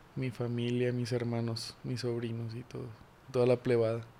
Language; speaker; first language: Spanish; native; Spanish